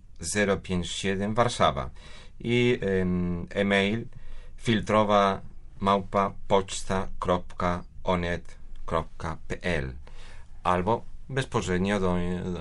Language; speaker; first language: Polish; non-native, fluent; Spanish